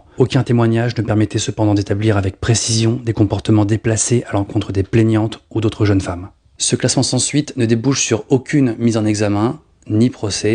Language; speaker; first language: French; native; French